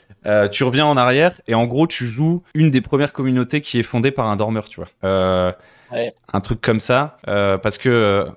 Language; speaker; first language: French; native; French